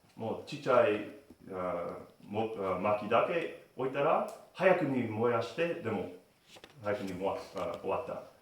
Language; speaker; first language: Japanese; non-native, learner; English